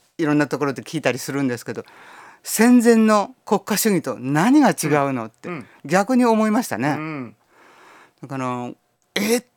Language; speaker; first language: Japanese; native; Japanese